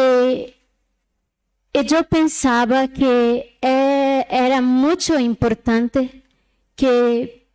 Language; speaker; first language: Spanish; non-native, learner; Portuguese